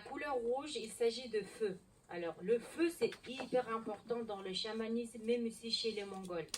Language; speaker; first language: French; non-native, learner; Mongolian